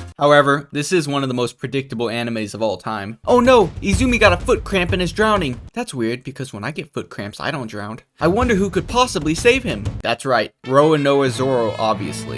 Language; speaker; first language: English; native; English